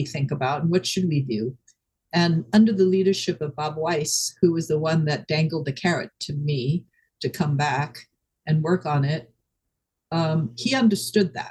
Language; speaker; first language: English; non-native, local second language; Wu Chinese